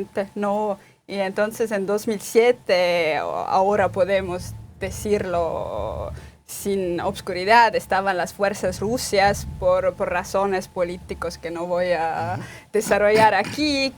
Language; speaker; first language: Spanish; non-native, fluent; Estonian